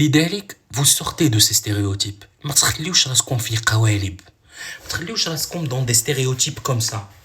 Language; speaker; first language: Arabic; native; Arabic